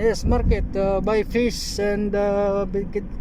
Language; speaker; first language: English; non-native, learner; Filipino